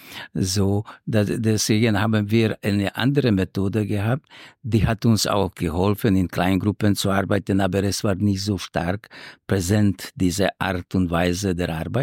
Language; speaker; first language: German; non-native, fluent; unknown